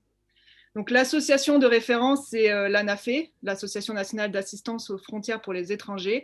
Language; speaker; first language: French; native; French